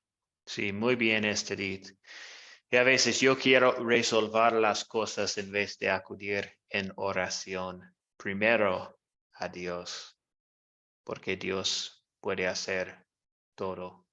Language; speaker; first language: Spanish; non-native, fluent; English